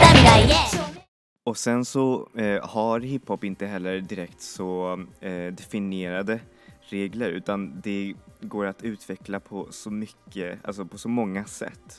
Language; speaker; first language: Swedish; native; Swedish